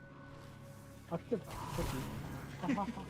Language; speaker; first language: Japanese; native; Japanese